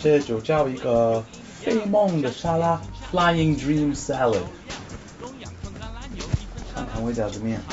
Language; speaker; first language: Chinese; non-native, fluent; English